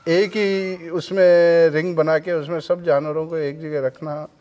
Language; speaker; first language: Hindi; native; Hindi